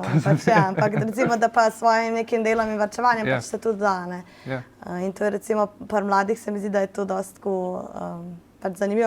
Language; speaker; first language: Slovenian; native; Slovenian